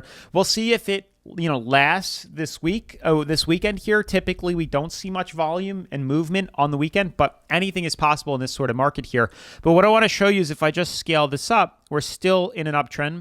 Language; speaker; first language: English; native; English